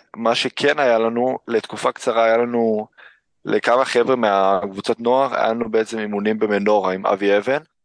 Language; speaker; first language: Hebrew; early bilingual, other home language; English